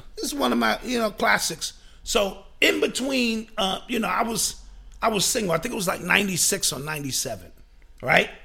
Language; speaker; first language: English; native; English